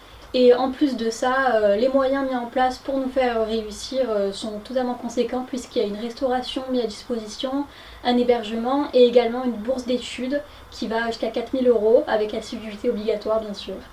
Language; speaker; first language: French; native; French